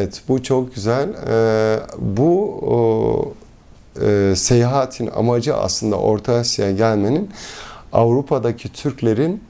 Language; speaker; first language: Turkish; early bilingual, heritage; Turkish